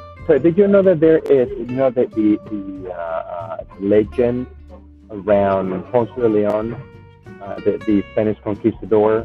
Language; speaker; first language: English; native; English